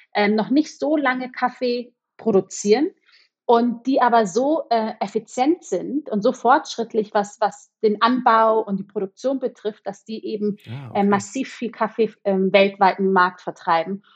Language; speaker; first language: German; native; German